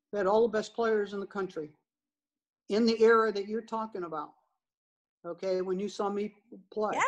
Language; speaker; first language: English; native; English